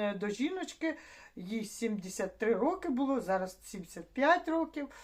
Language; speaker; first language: Ukrainian; native; Ukrainian